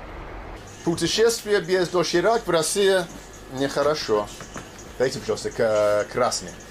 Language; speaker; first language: Russian; non-native, learner; English